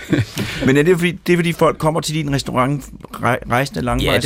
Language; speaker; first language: Danish; native; Danish